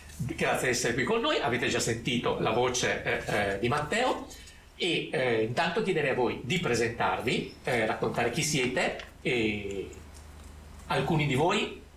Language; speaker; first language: Italian; native; Italian